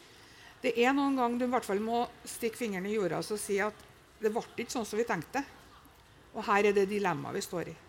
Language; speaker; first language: Norwegian; native; Norwegian